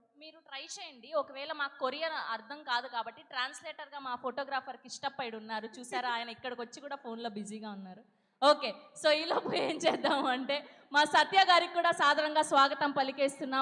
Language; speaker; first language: Telugu; native; Telugu